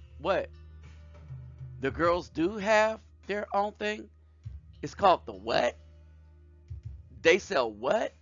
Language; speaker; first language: English; native; English